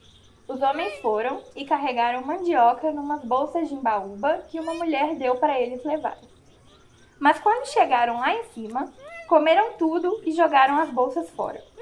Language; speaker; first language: Portuguese; native; Portuguese